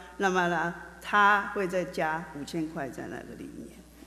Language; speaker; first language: Chinese; native; Chinese